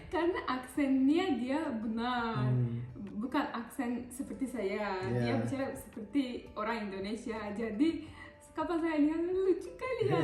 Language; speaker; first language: Indonesian; non-native, learner; Turkish